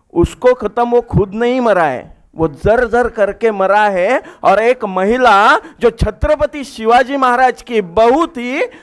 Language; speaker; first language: Hindi; non-native, local second language; Marathi